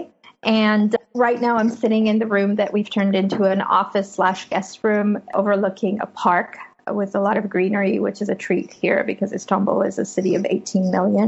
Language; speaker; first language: English; early bilingual, other home language; Persian